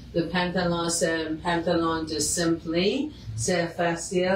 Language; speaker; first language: French; non-native, fluent; English